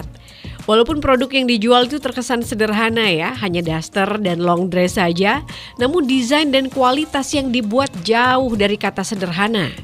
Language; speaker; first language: Indonesian; native; Indonesian